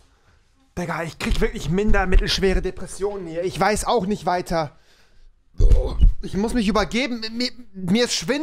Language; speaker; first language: German; native; German